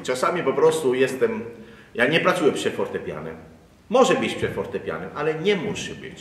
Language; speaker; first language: Polish; non-native, learner; Italian